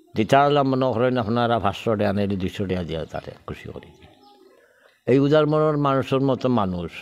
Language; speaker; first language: Bangla; native; Bangla